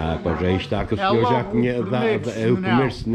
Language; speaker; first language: Portuguese; native; Portuguese